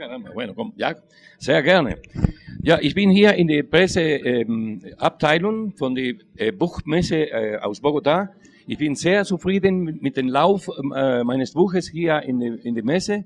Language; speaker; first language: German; non-native, learner; Spanish